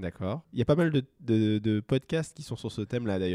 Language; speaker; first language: French; native; French